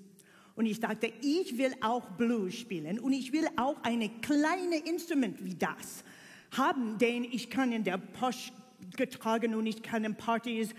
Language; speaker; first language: German; non-native, learner; English